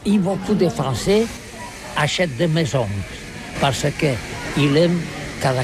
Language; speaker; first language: French; non-native, learner; Catalan